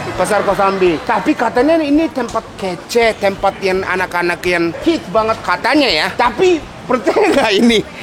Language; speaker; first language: Indonesian; non-native, fluent; Japanese